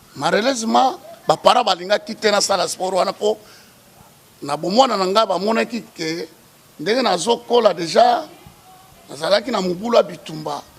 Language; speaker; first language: Lingala; native; Lingala